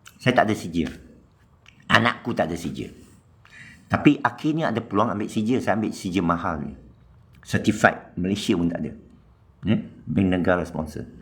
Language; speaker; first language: Malay; non-native, local second language; Chinese